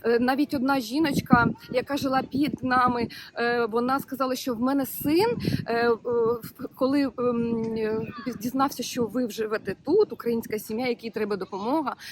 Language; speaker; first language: Ukrainian; native; Ukrainian